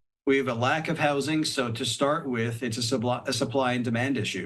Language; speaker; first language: English; native; English